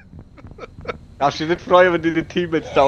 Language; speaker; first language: German; native; German